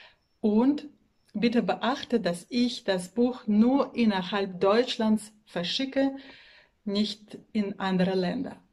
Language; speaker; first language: German; non-native, fluent; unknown